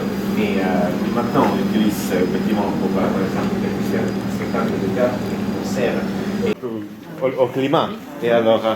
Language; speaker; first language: French; non-native, fluent; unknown